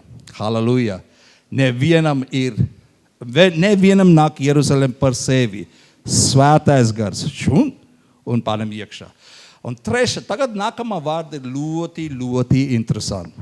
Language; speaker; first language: Latvian; non-native, learner; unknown